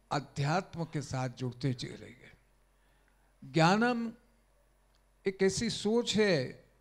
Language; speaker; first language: Hindi; native; Hindi